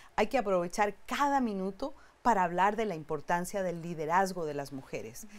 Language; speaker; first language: Spanish; native; Spanish